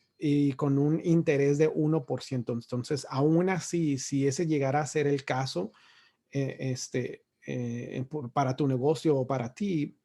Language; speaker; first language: Spanish; native; Spanish